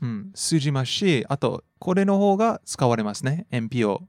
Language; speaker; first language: Japanese; non-native, fluent; English